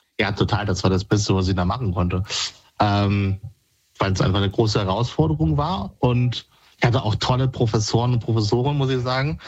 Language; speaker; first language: German; native; German